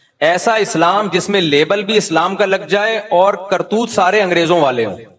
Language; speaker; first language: Urdu; native; Urdu